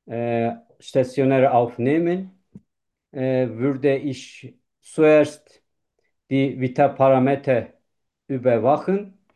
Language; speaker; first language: German; non-native, learner; Turkish